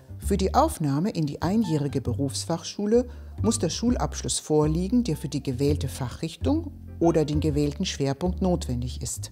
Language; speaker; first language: German; non-native, fluent; Greek